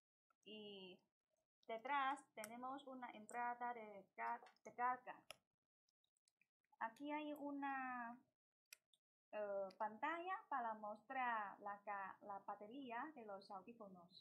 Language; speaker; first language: Spanish; non-native, learner; Chinese